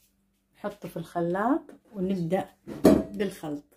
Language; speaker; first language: Arabic; native; Arabic